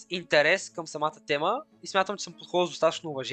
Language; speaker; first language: Bulgarian; native; Bulgarian